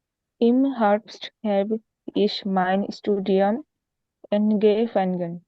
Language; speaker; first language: German; non-native, learner; Bangla